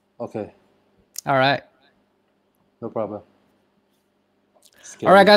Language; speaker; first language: English; non-native, learner; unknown